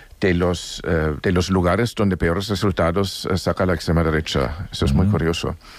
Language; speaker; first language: Spanish; non-native, fluent; German